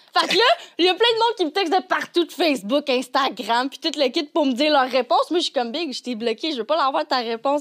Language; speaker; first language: French; native; French